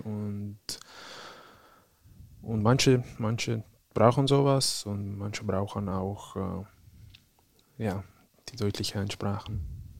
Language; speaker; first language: German; non-native, fluent; Czech